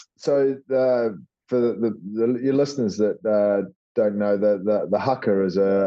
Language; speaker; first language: English; native; English